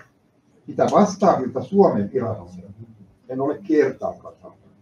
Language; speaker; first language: Finnish; native; Finnish